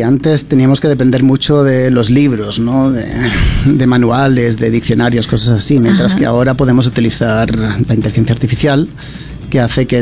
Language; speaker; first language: Spanish; early bilingual, other home language; English